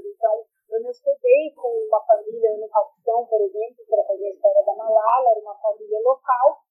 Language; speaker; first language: Portuguese; native; Portuguese